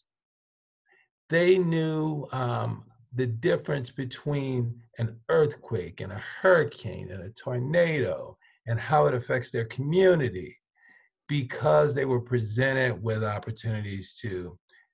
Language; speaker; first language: English; native; English